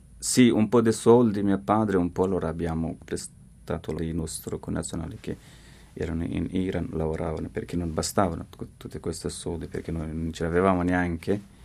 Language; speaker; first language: Italian; non-native, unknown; Persian